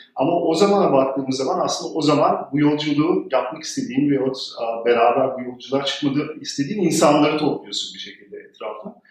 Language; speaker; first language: Turkish; early bilingual, heritage; Turkish